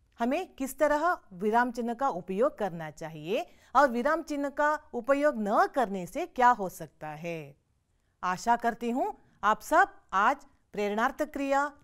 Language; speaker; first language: Hindi; non-native, local second language; Kannada